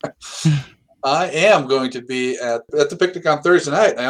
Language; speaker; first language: English; native; English